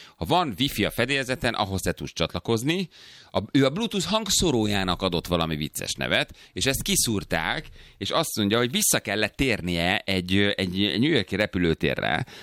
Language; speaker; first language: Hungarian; native; Hungarian